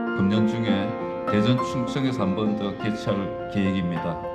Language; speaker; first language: Korean; native; Korean